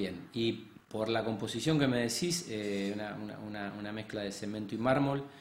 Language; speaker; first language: Spanish; native; Spanish